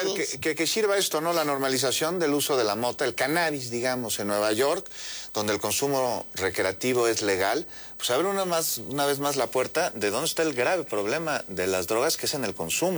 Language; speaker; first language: Spanish; native; Spanish